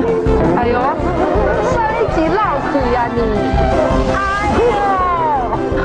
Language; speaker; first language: Chinese; native; Chinese